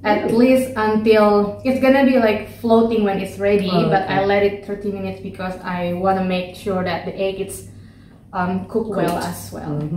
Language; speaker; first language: English; non-native, learner; Indonesian